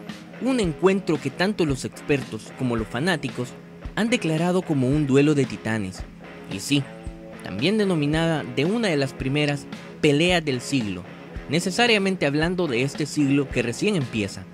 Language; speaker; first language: Spanish; native; Spanish